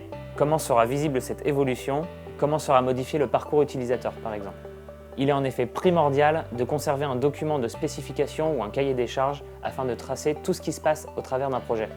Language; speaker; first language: French; native; French